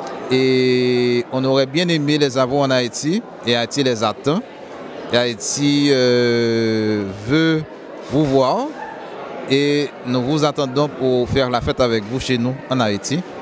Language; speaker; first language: French; native; French